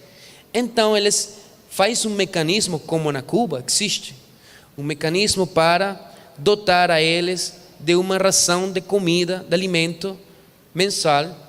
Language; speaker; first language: Portuguese; non-native, fluent; Spanish